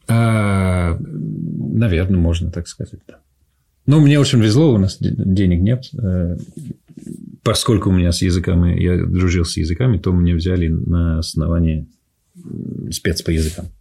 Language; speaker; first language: Russian; non-native, fluent; English